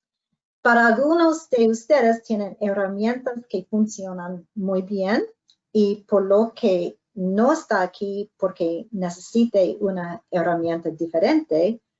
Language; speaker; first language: Spanish; non-native, fluent; English